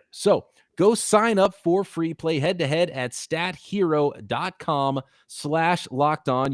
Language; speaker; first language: English; native; English